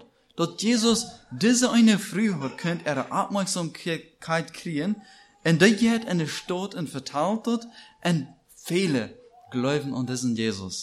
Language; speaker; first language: German; non-native, learner; Plautdietsch